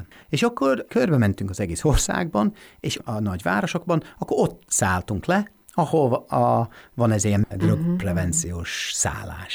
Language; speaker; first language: Hungarian; non-native, fluent; English